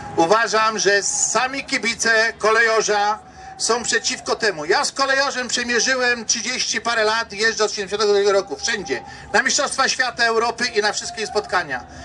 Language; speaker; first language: Polish; native; Polish